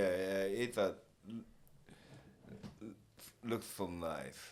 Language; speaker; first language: English; non-native, learner; Japanese